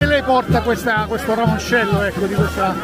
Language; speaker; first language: Italian; native; Italian